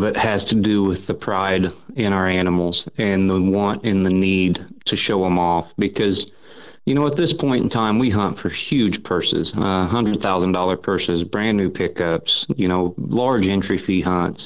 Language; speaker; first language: English; native; English